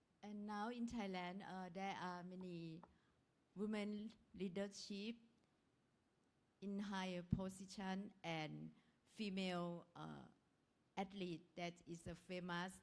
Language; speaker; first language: English; non-native, learner; Thai